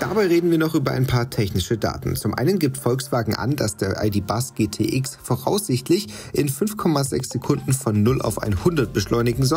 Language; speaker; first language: German; native; German